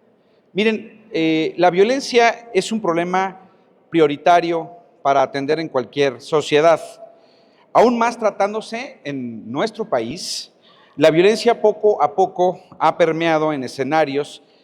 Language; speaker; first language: Spanish; native; Spanish